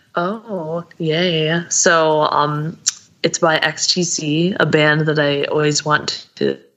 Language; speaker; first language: English; native; English